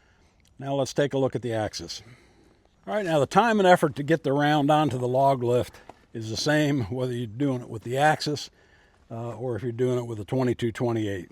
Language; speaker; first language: English; native; English